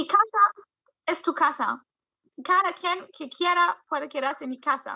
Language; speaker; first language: Spanish; non-native, fluent; German